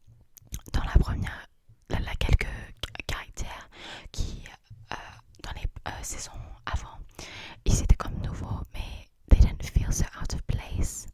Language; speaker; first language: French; early bilingual, heritage; English